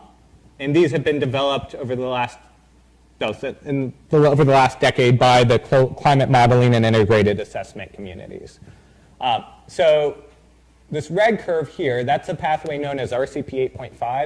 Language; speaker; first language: English; native; English